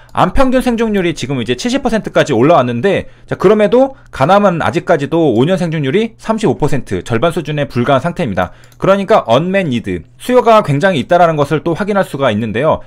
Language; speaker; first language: Korean; native; Korean